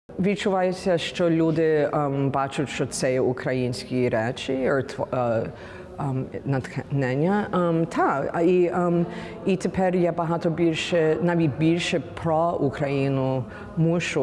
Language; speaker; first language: Ukrainian; early bilingual, heritage; English